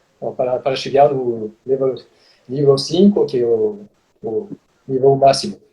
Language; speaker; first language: Portuguese; non-native, fluent; French